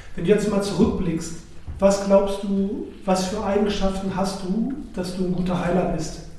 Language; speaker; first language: German; native; German